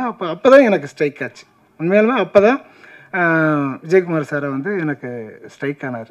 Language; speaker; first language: Tamil; native; Tamil